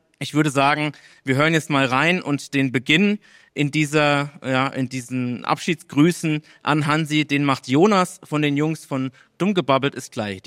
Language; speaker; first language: German; native; German